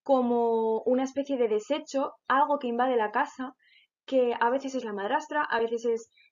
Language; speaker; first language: Spanish; native; Spanish